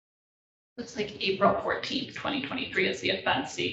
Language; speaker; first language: English; native; English